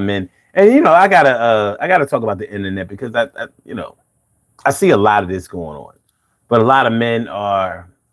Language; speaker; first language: English; native; English